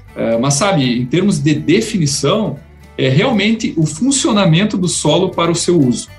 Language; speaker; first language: Portuguese; non-native, fluent; English